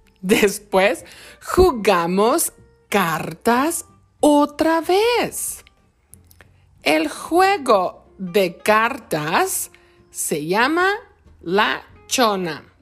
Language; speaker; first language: Spanish; non-native, fluent; English